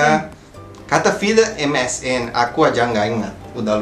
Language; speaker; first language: Indonesian; non-native, fluent; Portuguese